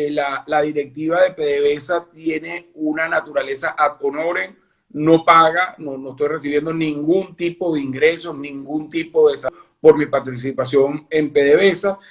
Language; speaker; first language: Spanish; native; Spanish